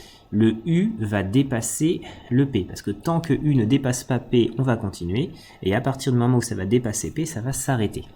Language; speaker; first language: French; native; French